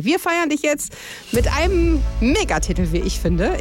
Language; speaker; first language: German; native; German